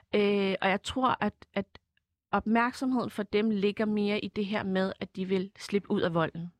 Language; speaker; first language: Danish; early bilingual, other home language; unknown